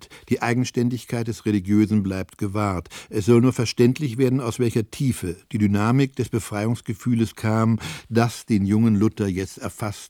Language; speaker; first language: German; native; German